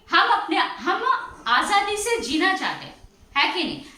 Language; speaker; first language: Hindi; non-native, local second language; Telugu